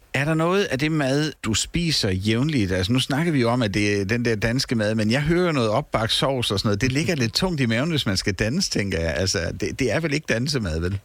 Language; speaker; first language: Danish; native; Danish